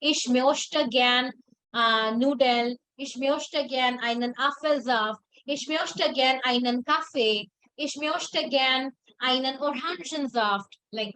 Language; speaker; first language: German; non-native, fluent; Hindi